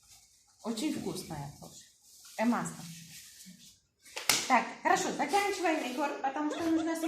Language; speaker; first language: Russian; non-native, learner; Czech